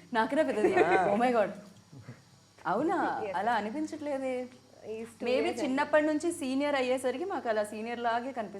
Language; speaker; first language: Telugu; native; Telugu